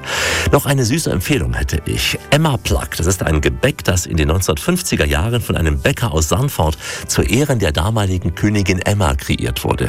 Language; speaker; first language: German; native; German